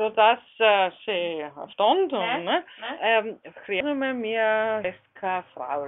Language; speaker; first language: Greek; non-native, learner; German